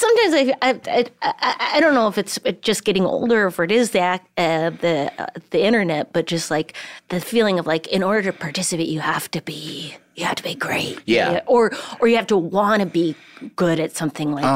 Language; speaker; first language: English; native; English